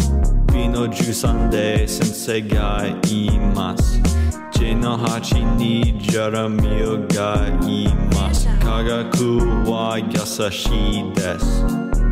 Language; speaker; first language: Japanese; non-native, learner; English